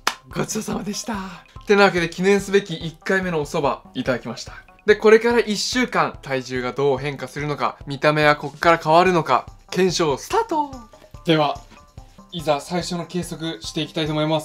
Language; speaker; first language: Japanese; native; Japanese